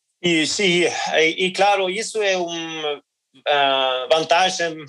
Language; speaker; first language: Portuguese; non-native, learner; Norwegian